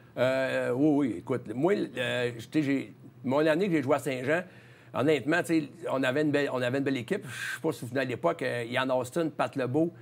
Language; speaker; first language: French; native; French